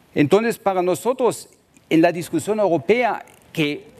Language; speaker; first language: Spanish; non-native, fluent; German